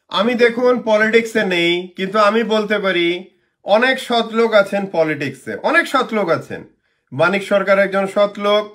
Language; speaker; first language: Bangla; native; Bangla